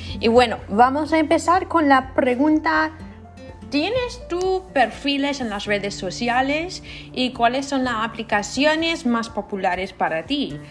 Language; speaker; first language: Spanish; non-native, learner; English